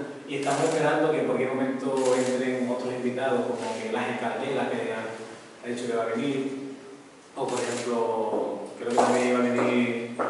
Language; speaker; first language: Spanish; native; Spanish